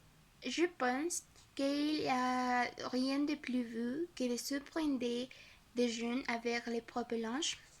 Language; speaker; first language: French; non-native, learner; Spanish